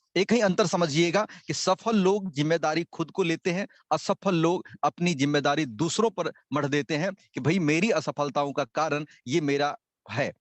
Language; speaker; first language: Hindi; native; Hindi